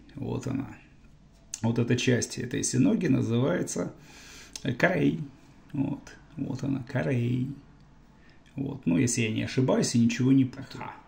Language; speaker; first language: Russian; native; Russian